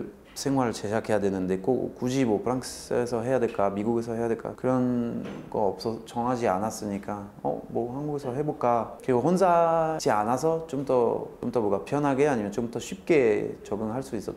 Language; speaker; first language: Korean; non-native, fluent; French